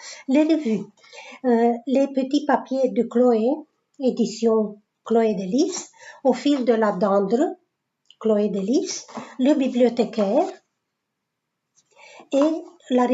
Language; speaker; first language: French; non-native, fluent; Romanian